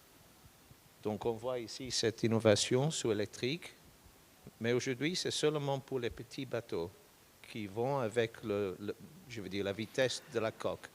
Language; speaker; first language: French; non-native, fluent; English